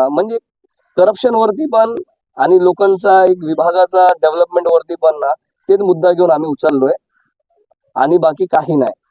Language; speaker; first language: Marathi; non-native, local second language; Hindi